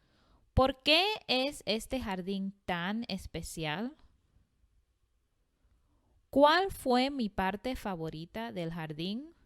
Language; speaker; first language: Spanish; non-native, fluent; English